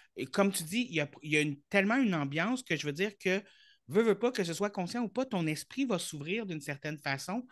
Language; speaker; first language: French; native; French